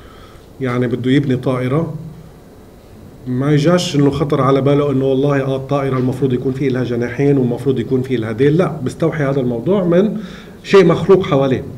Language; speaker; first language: Arabic; native; Arabic